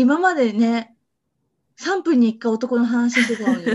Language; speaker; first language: Japanese; native; Japanese